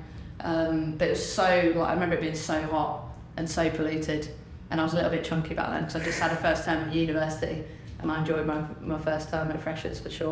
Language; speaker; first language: English; native; English